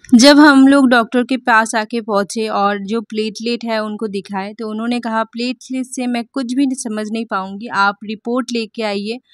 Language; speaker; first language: Hindi; non-native, local second language; Bangla